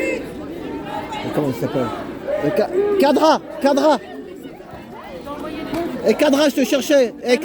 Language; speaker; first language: French; native; French